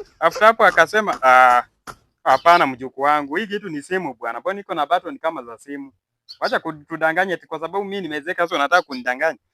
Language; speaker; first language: Swahili; native; Swahili